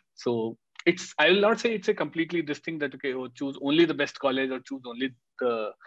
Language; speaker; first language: English; non-native, local second language; Hindi